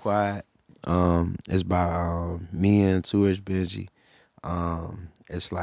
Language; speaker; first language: English; native; English